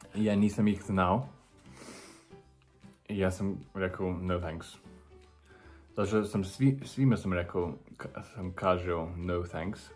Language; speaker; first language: Serbian; non-native, learner; English